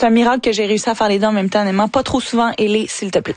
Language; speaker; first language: French; native; French